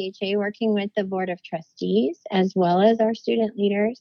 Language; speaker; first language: English; native; English